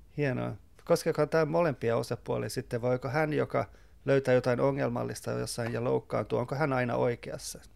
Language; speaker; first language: Finnish; non-native, local second language; Swedish